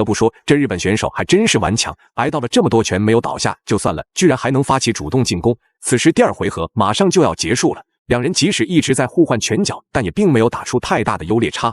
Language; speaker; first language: Chinese; native; Chinese